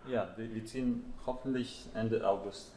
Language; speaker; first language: German; non-native, fluent; Latvian